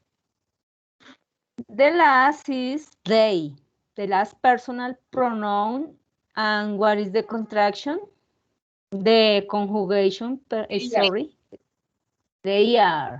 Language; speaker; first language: English; non-native, learner; Spanish